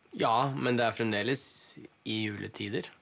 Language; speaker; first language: Norwegian; early bilingual, other home language; Russian